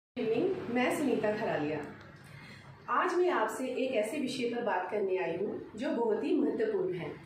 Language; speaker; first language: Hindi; non-native, local second language; Dogri